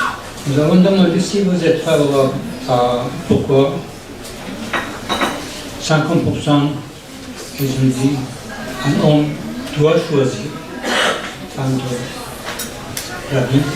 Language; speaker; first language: French; non-native, learner; Persian